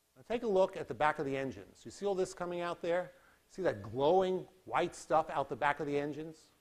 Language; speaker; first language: English; native; English